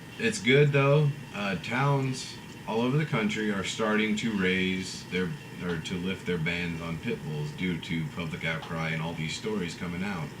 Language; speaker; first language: English; native; English